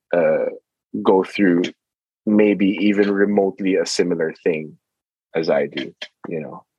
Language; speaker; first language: English; non-native, local second language; Filipino